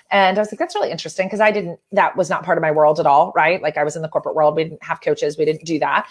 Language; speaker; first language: English; native; English